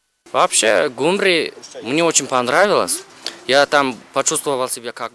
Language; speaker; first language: Russian; non-native, fluent; Turkish